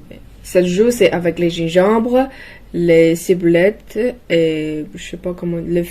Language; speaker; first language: French; non-native, learner; Chinese